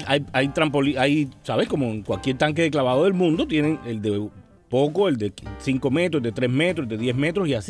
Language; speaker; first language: Spanish; native; Spanish